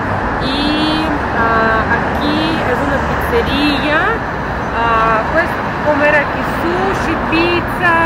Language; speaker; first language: Spanish; non-native, learner; Russian